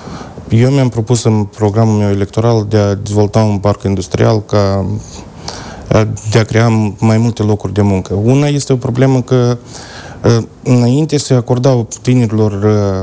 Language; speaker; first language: Romanian; native; Romanian